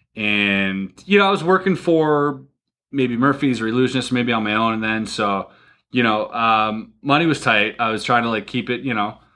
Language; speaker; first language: English; native; English